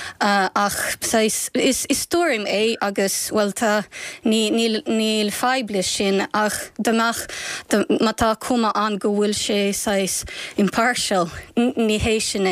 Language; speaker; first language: Irish; non-native, fluent; Ukrainian